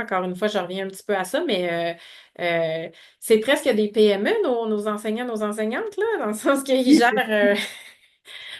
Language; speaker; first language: French; native; French